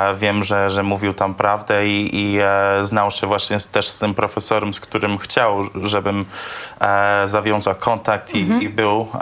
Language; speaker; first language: Polish; early bilingual, heritage; English